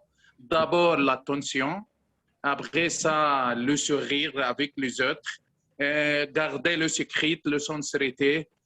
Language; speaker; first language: French; non-native, learner; Arabic